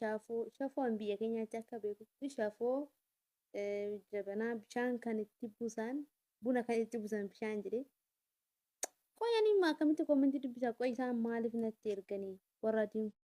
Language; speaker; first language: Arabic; non-native, learner; Oromo